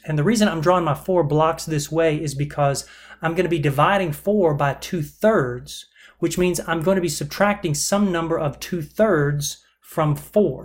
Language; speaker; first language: English; native; English